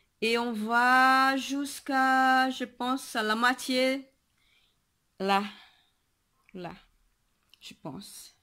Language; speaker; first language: French; non-native, fluent; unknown